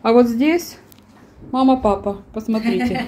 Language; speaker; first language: Russian; native; Russian